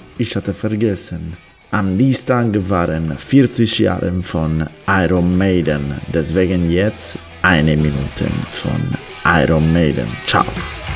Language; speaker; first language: German; non-native, learner; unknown